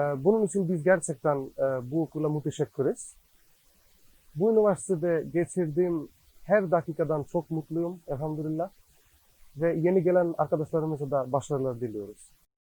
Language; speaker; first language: Turkish; non-native, fluent; Bangla